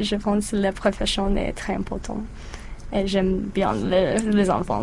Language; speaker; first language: French; non-native, learner; English